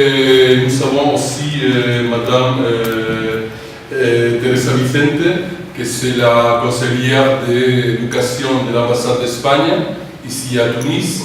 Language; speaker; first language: French; non-native, fluent; Spanish